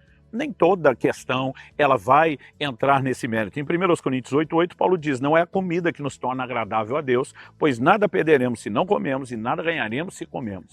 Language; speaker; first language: Portuguese; native; Portuguese